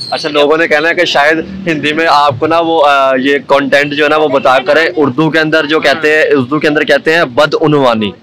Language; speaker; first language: Urdu; non-native, local second language; Punjabi